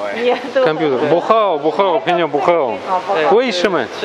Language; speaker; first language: Russian; native; Russian